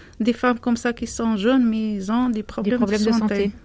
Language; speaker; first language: French; non-native, learner; Arabic